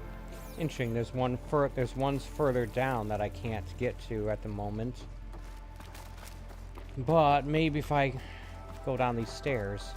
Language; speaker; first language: English; native; English